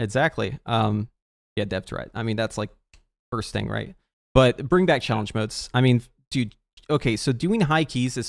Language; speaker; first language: English; native; English